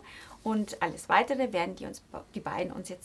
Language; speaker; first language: German; native; German